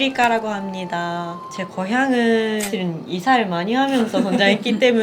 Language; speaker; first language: Korean; non-native, learner; Japanese